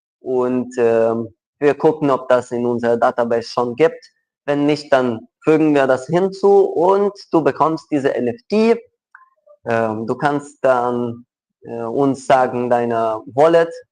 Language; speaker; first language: German; non-native, local second language; Ukrainian